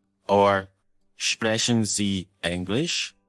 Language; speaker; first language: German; non-native, fluent; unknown